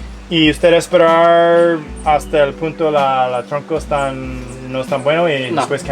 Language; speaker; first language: Spanish; non-native, learner; English